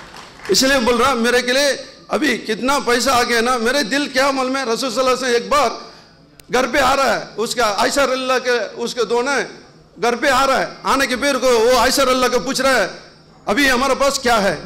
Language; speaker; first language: Hindi; non-native, local second language; Urdu